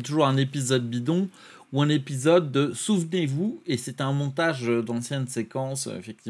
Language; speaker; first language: French; native; French